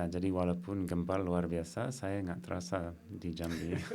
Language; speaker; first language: Indonesian; non-native, fluent; English